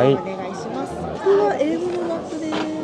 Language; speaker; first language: Japanese; native; Japanese